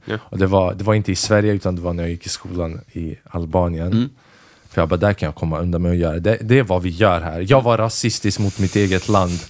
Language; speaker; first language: Swedish; early bilingual, other home language; Albanian